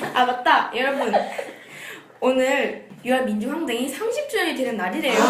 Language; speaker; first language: Korean; native; Korean